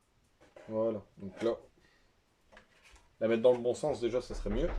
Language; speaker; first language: French; native; French